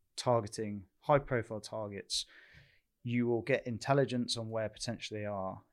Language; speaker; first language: English; native; English